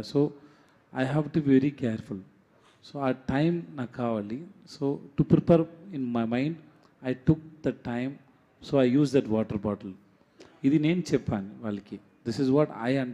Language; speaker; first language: Telugu; non-native, local second language; Tamil